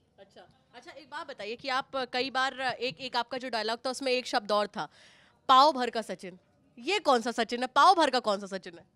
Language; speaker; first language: Hindi; native; Hindi